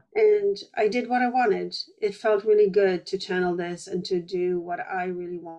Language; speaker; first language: English; early bilingual, other home language; Polish